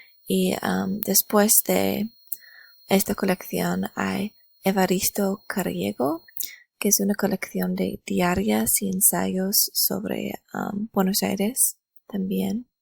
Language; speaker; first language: Spanish; non-native, learner; English